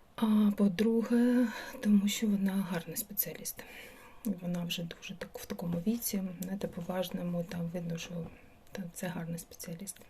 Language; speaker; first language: Ukrainian; non-native, local second language; Russian